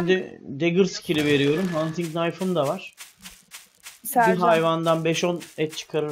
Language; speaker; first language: Turkish; native; Turkish